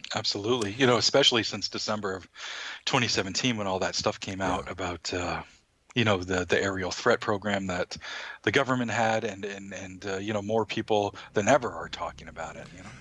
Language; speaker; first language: English; native; English